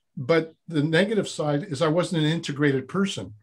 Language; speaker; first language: English; native; English